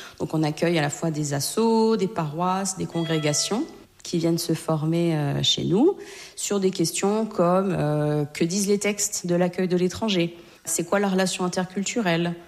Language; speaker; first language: French; native; French